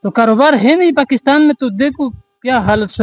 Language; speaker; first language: Hindi; non-native, local second language; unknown